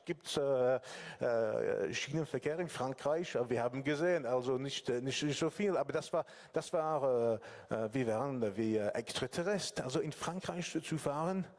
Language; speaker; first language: German; non-native, learner; English